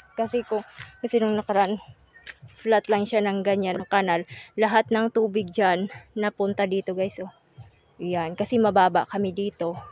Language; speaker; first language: Filipino; non-native, local second language; Hiligaynon